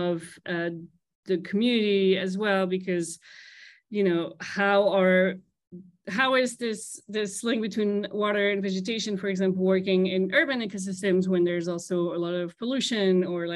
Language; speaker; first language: English; non-native, fluent; French